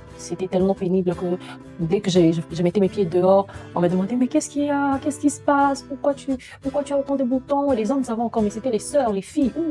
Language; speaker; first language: French; non-native, local second language; Lingala